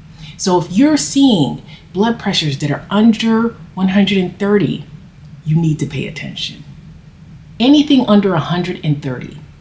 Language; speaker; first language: English; native; English